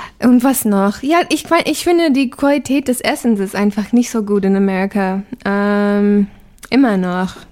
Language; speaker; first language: German; non-native, fluent; English